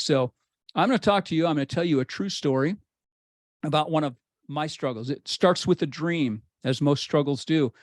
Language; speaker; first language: English; native; English